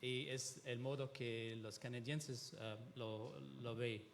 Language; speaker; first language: Spanish; non-native, fluent; Italian